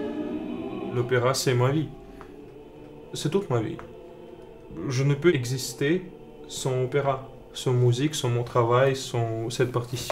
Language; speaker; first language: French; non-native, learner; Russian